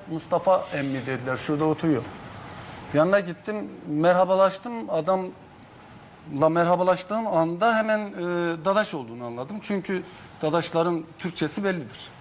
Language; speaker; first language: Turkish; non-native, local second language; Zaza